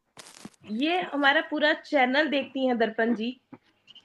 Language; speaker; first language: Hindi; native; Hindi